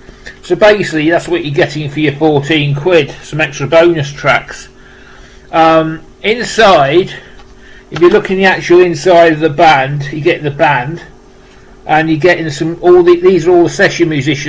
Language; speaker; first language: English; native; English